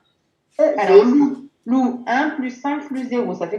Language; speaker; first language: French; native; French